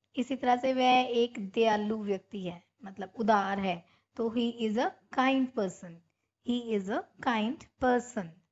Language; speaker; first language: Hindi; non-native, local second language; Punjabi